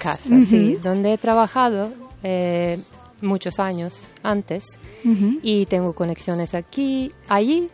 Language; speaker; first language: Spanish; non-native, fluent; Serbian